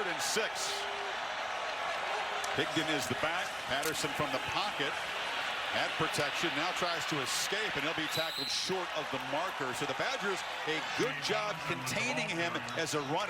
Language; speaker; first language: English; native; English